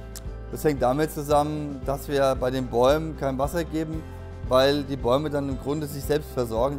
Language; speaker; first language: German; native; German